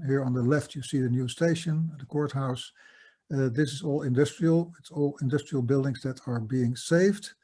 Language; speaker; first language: English; non-native, fluent; Dutch